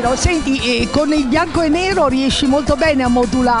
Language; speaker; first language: Italian; native; Italian